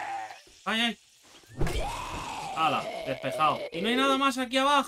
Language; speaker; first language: Spanish; native; Spanish